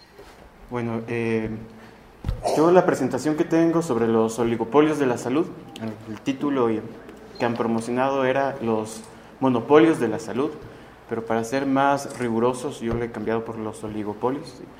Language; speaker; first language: Spanish; native; Spanish